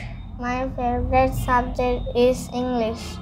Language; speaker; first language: English; non-native, learner; Bangla